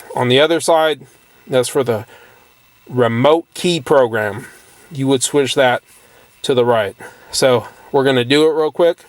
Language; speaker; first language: English; native; English